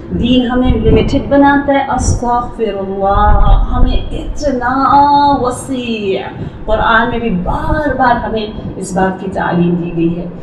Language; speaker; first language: Urdu; native; Urdu